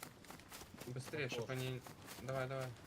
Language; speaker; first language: Russian; native; Russian